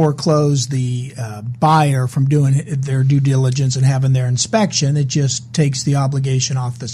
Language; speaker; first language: English; native; English